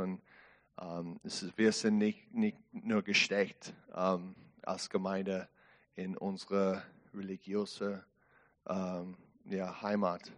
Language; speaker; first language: German; non-native, learner; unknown